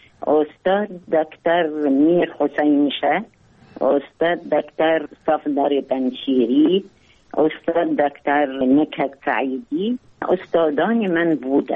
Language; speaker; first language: Persian; non-native, learner; Arabic